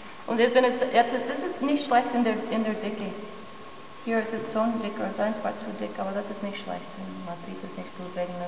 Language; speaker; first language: German; non-native, learner; English